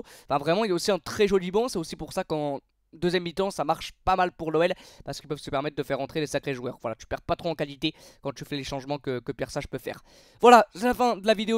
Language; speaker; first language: French; native; French